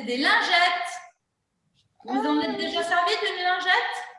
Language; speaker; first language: French; native; French